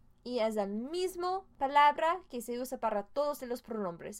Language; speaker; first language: Spanish; non-native, fluent; English